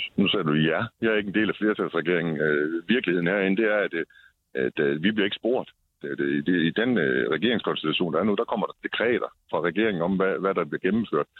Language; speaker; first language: Danish; native; Danish